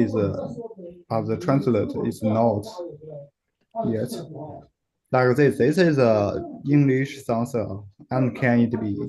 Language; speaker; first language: English; non-native, learner; Chinese